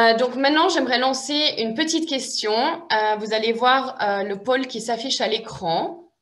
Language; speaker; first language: French; native; French